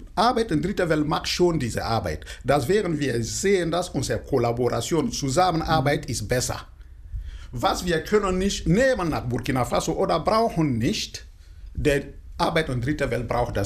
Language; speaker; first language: German; non-native, fluent; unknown